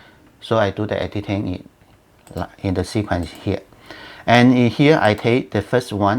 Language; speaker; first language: English; non-native, learner; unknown